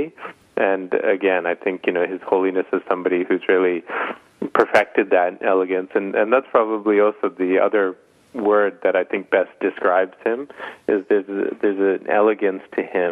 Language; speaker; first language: English; native; English